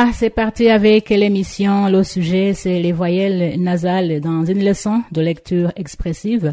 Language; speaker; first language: French; non-native, local second language; Rundi